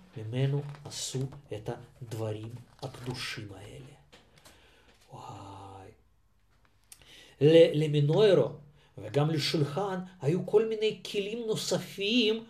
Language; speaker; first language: Hebrew; non-native, fluent; Russian